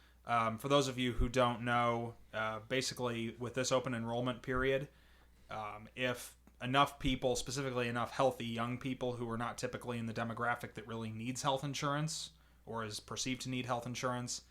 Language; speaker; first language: English; native; English